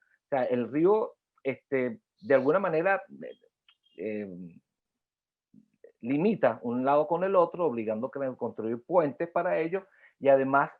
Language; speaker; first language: Spanish; native; Spanish